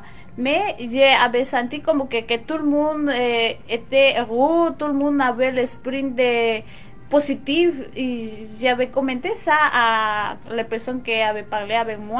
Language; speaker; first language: French; non-native, local second language; Spanish